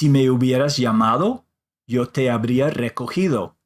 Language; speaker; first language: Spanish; non-native, fluent; English